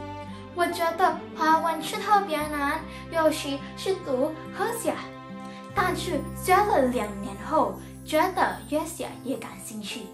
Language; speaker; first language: Chinese; non-native, learner; Thai